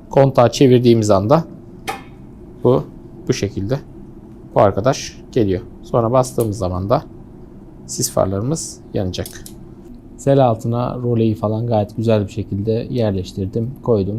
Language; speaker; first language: Turkish; native; Turkish